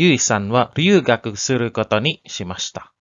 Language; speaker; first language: Japanese; non-native, learner; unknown